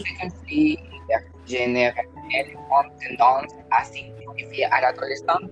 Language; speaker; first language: French; non-native, learner; Spanish